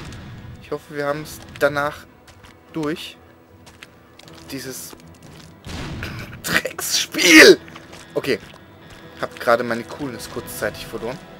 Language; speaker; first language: German; native; German